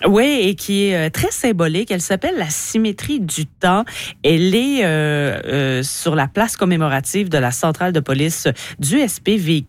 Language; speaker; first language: French; native; French